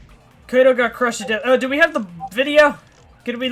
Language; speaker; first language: English; native; English